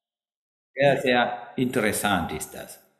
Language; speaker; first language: German; non-native, fluent; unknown